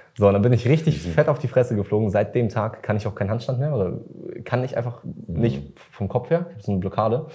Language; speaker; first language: German; early bilingual, other home language; Russian